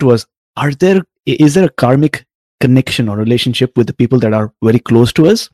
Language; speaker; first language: English; non-native, local second language; Tamil